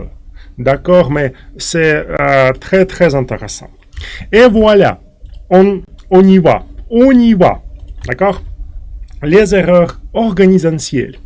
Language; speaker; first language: French; non-native, fluent; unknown